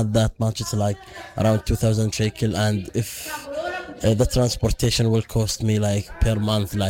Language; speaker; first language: English; non-native, fluent; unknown